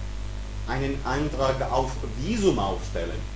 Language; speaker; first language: German; non-native, fluent; Serbian